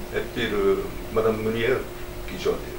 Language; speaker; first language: French; non-native, learner; Japanese